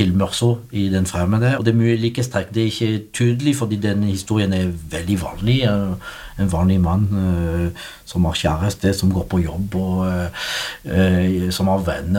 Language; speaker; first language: Norwegian; non-native, fluent; French